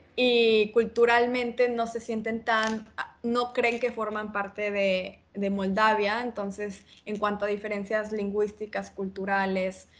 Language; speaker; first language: Spanish; native; Spanish